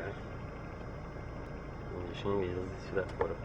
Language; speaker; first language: Russian; native; Russian